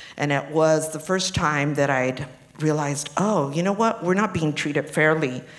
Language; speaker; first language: English; early bilingual, other home language; Spanish